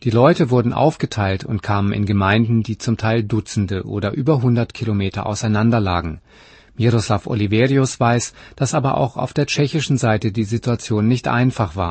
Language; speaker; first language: German; native; German